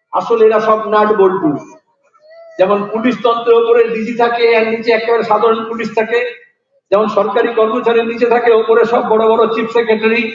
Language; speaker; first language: Bangla; native; Bangla